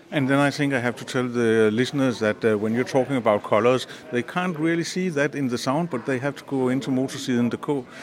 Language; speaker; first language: English; non-native, fluent; Danish